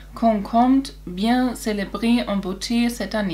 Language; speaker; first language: French; non-native, learner; German